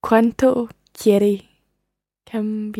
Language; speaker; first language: Spanish; non-native, learner; English